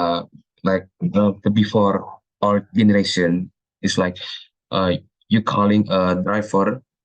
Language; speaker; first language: English; non-native, learner; Indonesian